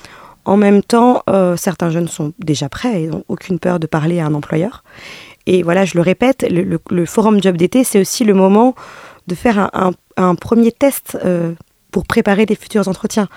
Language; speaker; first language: French; native; French